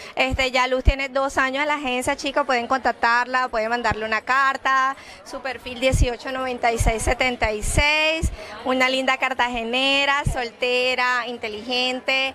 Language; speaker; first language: Spanish; native; Spanish